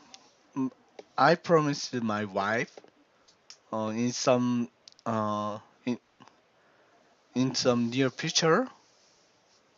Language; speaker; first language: English; non-native, learner; Korean